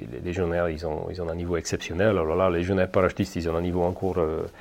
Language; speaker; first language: French; non-native, fluent; Hungarian